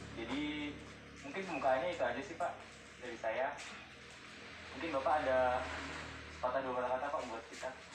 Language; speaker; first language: Indonesian; native; Indonesian